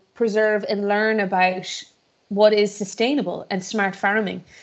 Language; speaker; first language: English; native; English